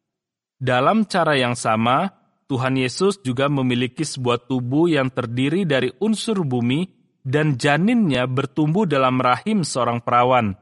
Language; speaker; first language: Indonesian; native; Indonesian